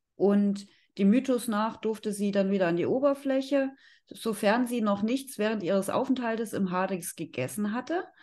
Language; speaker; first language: German; native; German